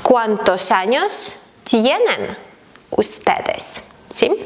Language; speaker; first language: Spanish; non-native, fluent; Ukrainian